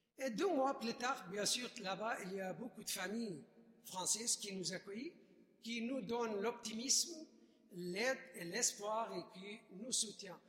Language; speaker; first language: French; non-native, fluent; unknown